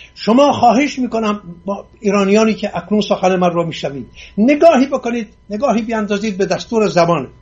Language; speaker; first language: Persian; non-native, local second language; Assyrian Neo-Aramaic